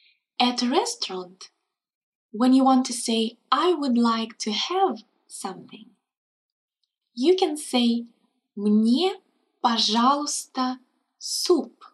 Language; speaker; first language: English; non-native, fluent; Russian